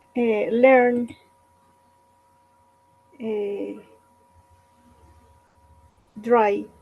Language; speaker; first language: English; non-native, learner; Spanish